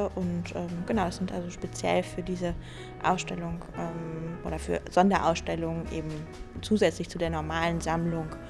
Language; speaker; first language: German; native; German